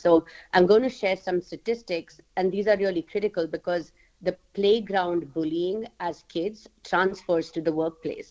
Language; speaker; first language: English; non-native, local second language; Hindi